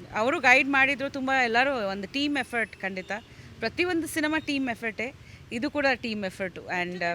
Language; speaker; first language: Kannada; non-native, fluent; Bangla